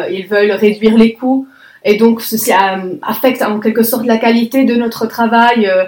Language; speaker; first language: French; non-native, local second language; Arabic